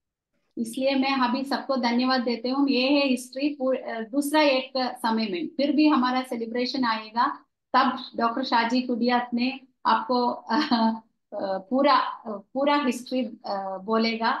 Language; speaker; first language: Hindi; non-native, local second language; Malayalam